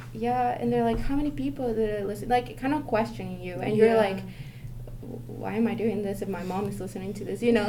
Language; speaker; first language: English; non-native, fluent; Spanish